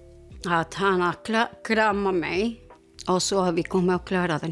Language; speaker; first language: Swedish; non-native, learner; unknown